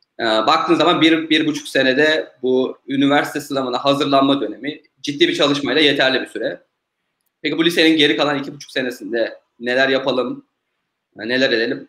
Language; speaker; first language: Turkish; native; Turkish